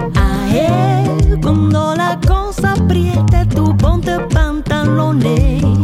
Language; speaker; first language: French; non-native, fluent; Spanish